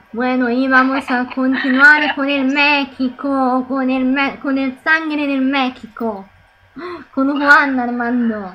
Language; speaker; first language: Spanish; non-native, fluent; Italian